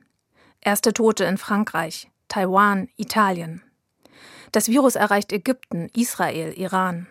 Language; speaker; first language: German; native; German